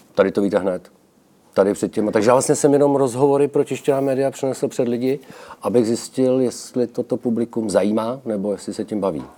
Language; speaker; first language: Czech; native; Czech